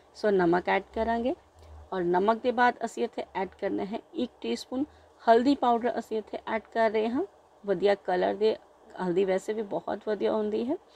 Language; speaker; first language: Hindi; non-native, local second language; Punjabi